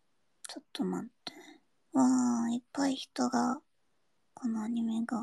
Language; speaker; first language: Japanese; non-native, learner; English